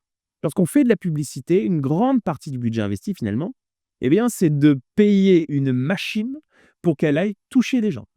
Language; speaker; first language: French; native; French